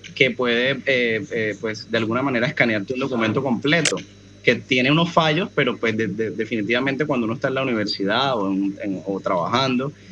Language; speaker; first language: Spanish; native; Spanish